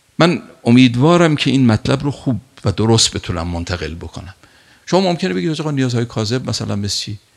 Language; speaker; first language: Persian; native; Persian